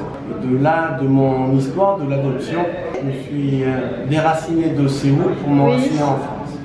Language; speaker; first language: French; early bilingual, other home language; Korean